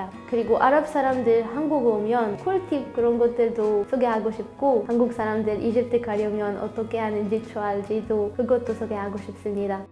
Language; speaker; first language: Korean; non-native, fluent; Arabic